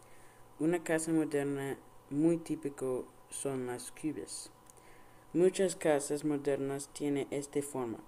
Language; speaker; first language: Spanish; non-native, learner; English